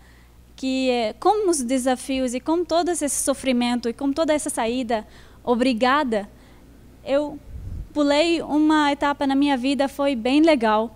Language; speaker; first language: Portuguese; non-native, fluent; Arabic